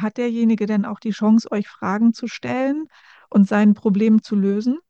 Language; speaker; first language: German; native; German